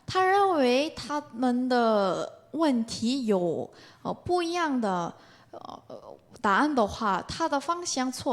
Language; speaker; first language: Chinese; non-native, learner; Korean